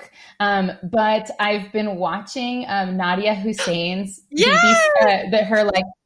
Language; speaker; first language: English; native; English